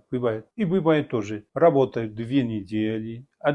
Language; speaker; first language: Russian; non-native, fluent; Spanish